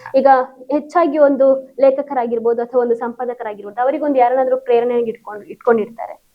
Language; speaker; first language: Kannada; native; Kannada